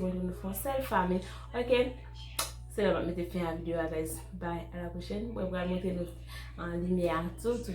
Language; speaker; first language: French; non-native, learner; Haitian Creole